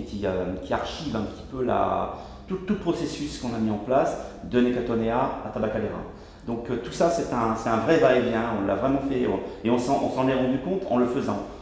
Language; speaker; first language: French; native; French